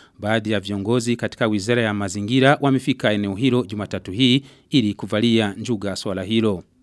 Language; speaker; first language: Swahili; non-native, local second language; Rundi